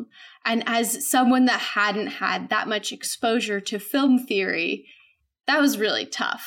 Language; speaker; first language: English; native; English